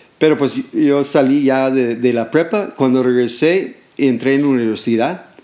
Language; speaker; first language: Spanish; non-native, fluent; English